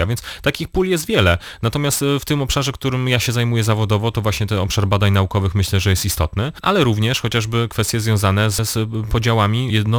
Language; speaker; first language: Polish; native; Polish